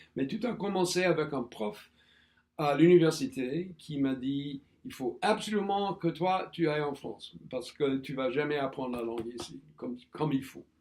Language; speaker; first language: French; non-native, fluent; English